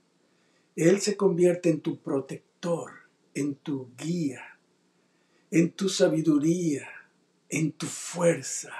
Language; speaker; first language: Spanish; native; Spanish